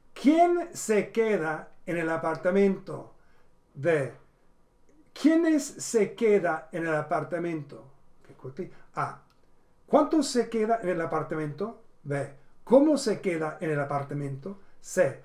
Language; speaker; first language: Spanish; non-native, fluent; English